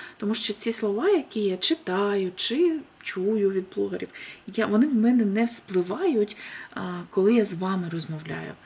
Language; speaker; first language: Ukrainian; non-native, local second language; Russian